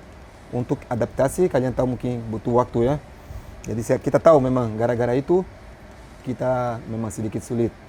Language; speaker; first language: Indonesian; non-native, fluent; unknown